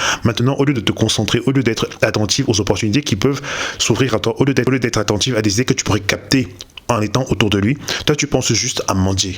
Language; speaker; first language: French; native; French